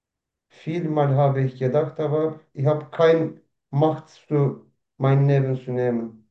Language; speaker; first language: German; non-native, learner; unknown